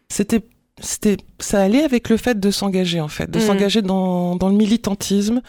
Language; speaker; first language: French; native; French